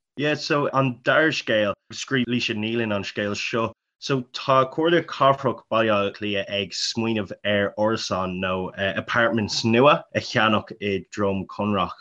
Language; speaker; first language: Irish; non-native, local second language; English